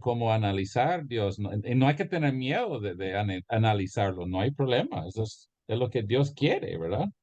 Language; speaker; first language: Spanish; early bilingual, heritage; Spanish